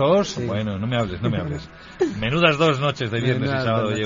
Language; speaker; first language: Spanish; native; Spanish